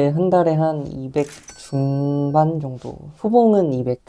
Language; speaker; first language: Korean; native; Korean